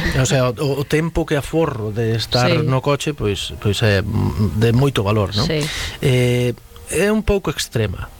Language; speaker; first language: Galician; non-native, local second language; Spanish